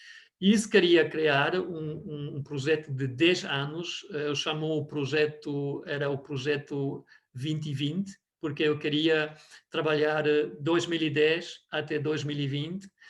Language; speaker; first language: Portuguese; non-native, fluent; German